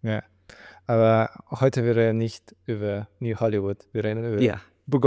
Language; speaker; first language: German; non-native, fluent; Spanish